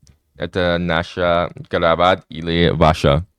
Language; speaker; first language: Russian; non-native, learner; English